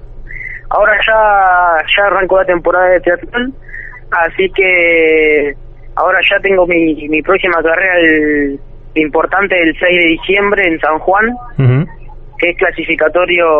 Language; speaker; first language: Spanish; native; Spanish